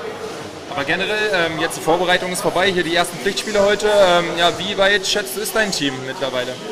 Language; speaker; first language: German; native; German